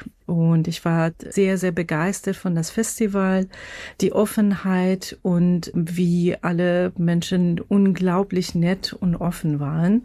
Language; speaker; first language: German; non-native, fluent; Persian